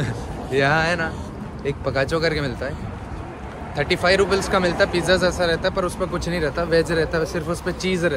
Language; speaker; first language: Hindi; native; Hindi